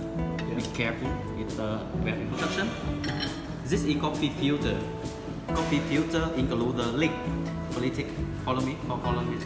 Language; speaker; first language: English; non-native, learner; Vietnamese